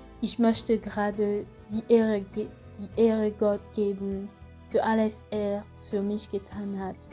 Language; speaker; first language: German; non-native, fluent; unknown